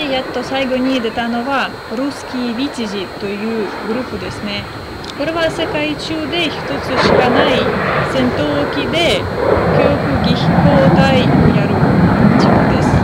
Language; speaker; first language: Japanese; non-native, fluent; Russian